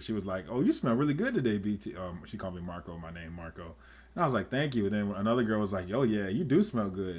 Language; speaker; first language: English; native; English